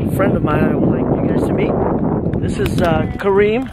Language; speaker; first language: English; early bilingual, other home language; Spanish